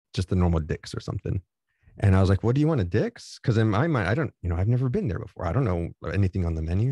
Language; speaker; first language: English; native; English